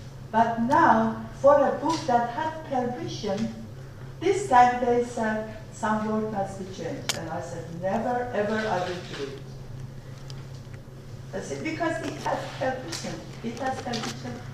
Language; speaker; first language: English; non-native, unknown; Persian